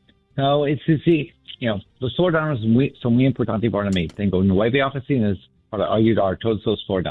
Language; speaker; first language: Spanish; non-native, learner; English